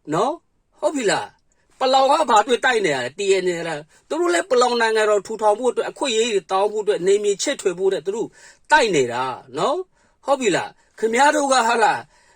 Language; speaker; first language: Burmese; non-native, local second language; Kachin